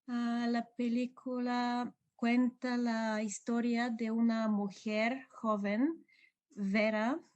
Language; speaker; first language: Spanish; non-native, learner; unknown